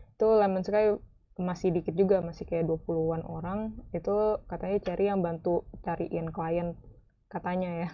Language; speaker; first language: Indonesian; native; Indonesian